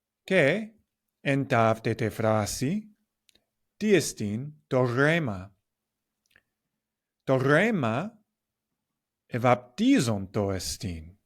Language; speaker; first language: Greek; non-native, learner; English